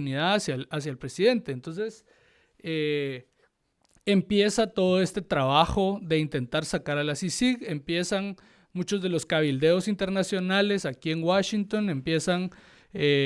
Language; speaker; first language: Spanish; native; Spanish